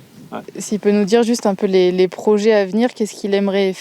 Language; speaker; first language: French; native; French